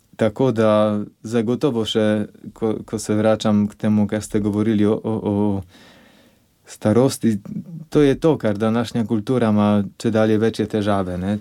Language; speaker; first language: Slovenian; non-native, fluent; Polish